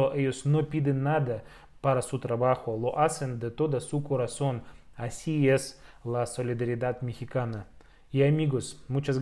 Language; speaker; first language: Spanish; non-native, fluent; Russian